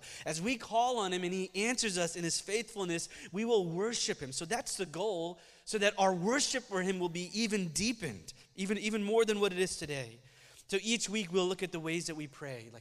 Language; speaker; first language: English; native; English